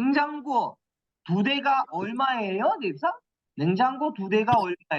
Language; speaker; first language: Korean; non-native, fluent; Kyrgyz